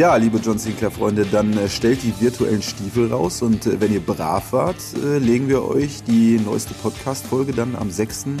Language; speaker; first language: German; native; German